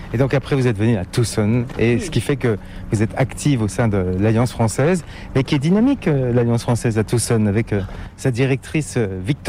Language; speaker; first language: French; native; French